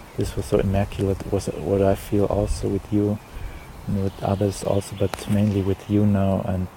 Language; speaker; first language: English; non-native, fluent; German